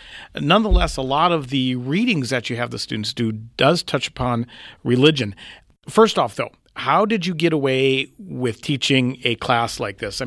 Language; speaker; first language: English; native; English